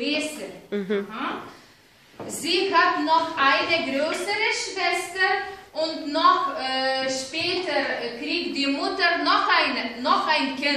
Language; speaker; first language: German; non-native, fluent; Lithuanian